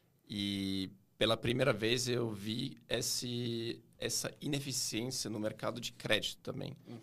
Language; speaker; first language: Portuguese; non-native, fluent; Swiss German